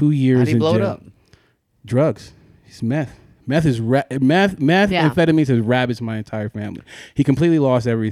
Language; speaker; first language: English; native; English